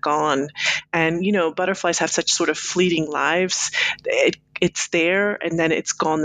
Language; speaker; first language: English; native; English